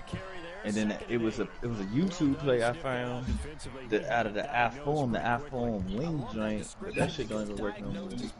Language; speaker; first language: English; native; English